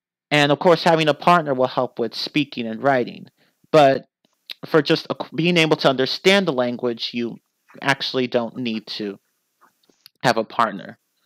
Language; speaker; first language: English; native; English